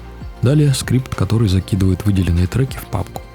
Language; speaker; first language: Russian; native; Russian